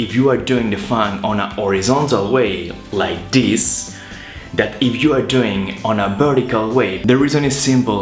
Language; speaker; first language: English; non-native, fluent; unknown